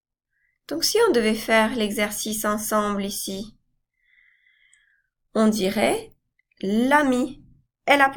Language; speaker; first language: French; non-native, fluent; English